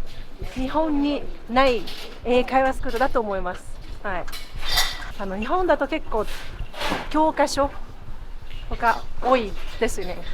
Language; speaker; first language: Japanese; non-native, fluent; Portuguese